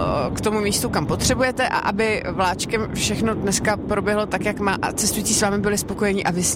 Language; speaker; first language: Czech; native; Czech